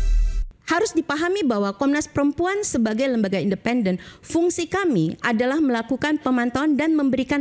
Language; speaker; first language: Indonesian; native; Indonesian